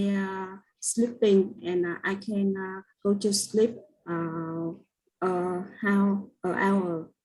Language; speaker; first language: English; non-native, learner; Vietnamese